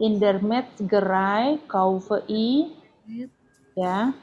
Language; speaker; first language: German; non-native, fluent; Indonesian